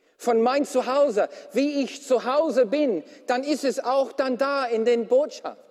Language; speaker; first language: German; non-native, fluent; English